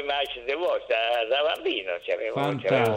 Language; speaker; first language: Italian; non-native, fluent; Spanish